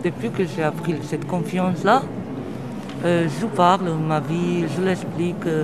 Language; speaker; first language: French; early bilingual, other home language; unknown